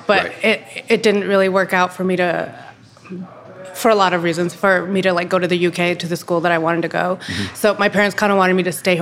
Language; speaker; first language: English; non-native, local second language; Urdu